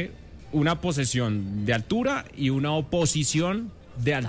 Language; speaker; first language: Spanish; native; Spanish